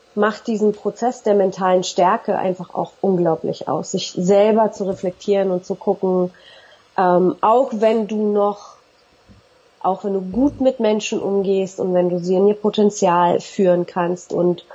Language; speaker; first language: German; native; German